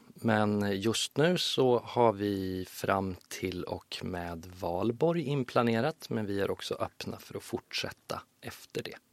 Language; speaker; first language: Swedish; native; Swedish